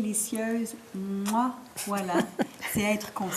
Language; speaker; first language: French; native; French